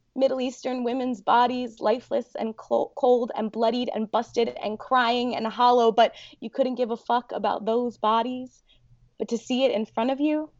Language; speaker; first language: English; early bilingual, other home language; Arabic